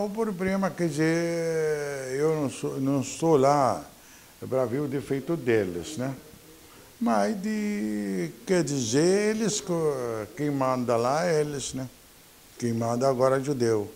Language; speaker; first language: Portuguese; non-native, local second language; Arabic